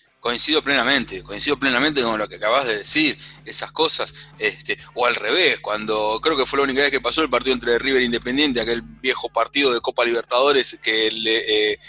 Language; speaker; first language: Spanish; native; Spanish